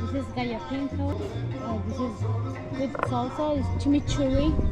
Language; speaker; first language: English; non-native, learner; Spanish